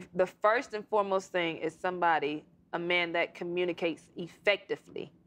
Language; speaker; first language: English; native; English